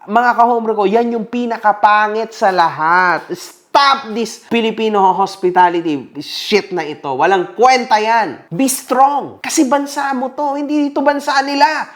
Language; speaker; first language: Filipino; native; Filipino